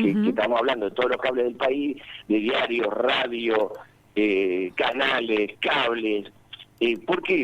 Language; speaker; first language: Spanish; native; Spanish